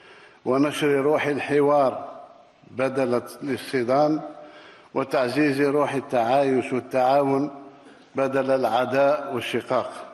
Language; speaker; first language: Arabic; native; Arabic